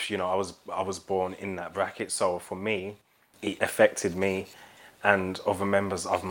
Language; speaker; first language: English; native; English